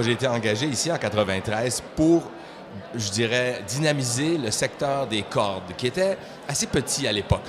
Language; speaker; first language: French; native; French